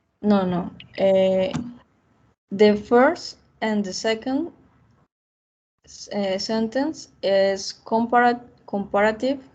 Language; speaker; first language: English; non-native, learner; Spanish